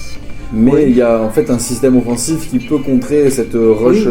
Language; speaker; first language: French; native; French